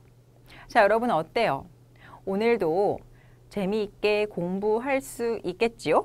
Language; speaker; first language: Korean; native; Korean